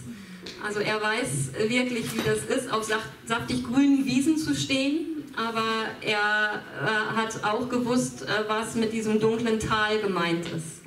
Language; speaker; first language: German; native; German